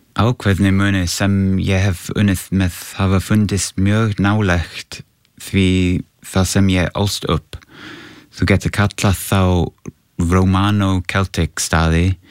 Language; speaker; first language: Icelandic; non-native, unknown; English